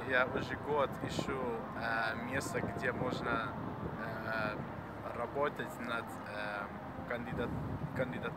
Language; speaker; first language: Russian; non-native, fluent; Dutch